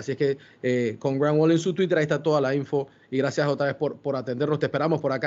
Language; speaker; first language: Spanish; native; Spanish